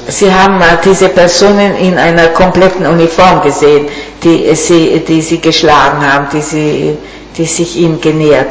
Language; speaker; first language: German; non-native, fluent; Italian